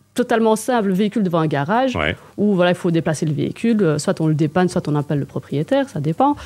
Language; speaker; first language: French; native; French